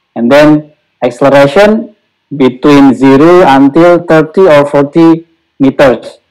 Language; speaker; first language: English; non-native, learner; Indonesian